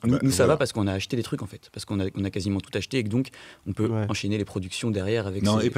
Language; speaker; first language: French; native; French